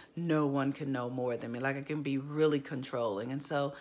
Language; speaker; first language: English; native; English